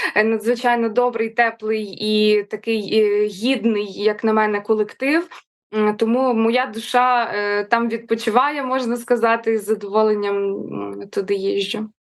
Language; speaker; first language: Ukrainian; native; Ukrainian